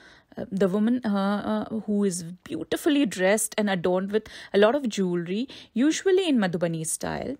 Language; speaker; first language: English; non-native, local second language; Hindi